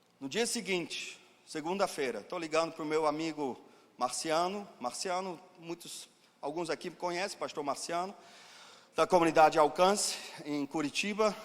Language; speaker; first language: Portuguese; non-native, fluent; German